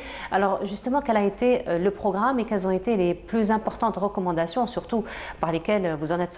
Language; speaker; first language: French; native; French